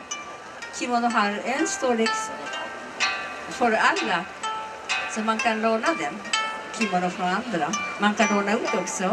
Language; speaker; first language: Swedish; non-native, learner; Japanese